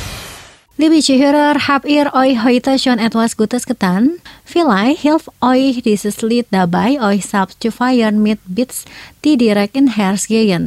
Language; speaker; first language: German; non-native, learner; Indonesian